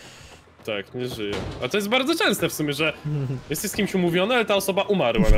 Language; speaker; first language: Polish; native; Polish